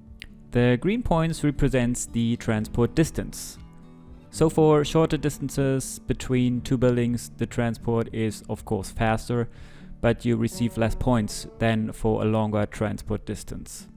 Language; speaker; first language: English; non-native, fluent; German